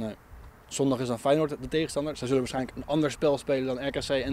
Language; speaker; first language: Dutch; native; Dutch